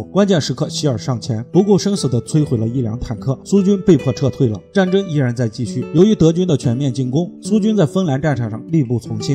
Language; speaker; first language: Chinese; native; Chinese